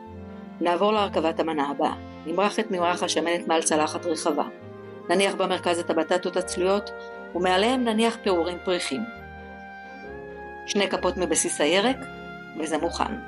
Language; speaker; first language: Hebrew; native; Hebrew